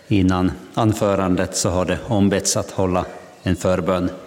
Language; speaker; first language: Swedish; non-native, local second language; Finnish